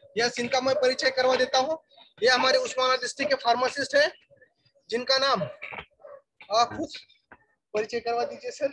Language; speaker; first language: Hindi; non-native, local second language; Marathi